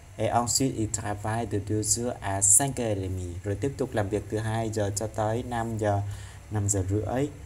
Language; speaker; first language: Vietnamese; non-native, local second language; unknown